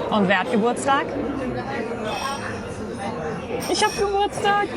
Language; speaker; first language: German; native; German